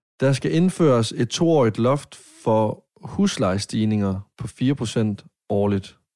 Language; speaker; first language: Danish; native; Danish